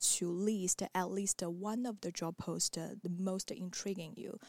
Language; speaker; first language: English; non-native, fluent; Chinese